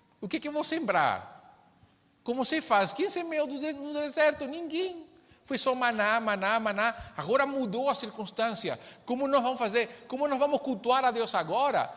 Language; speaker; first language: Portuguese; non-native, fluent; Spanish